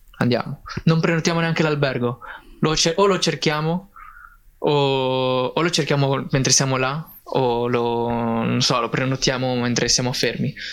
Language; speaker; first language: Italian; early bilingual, other home language; Filipino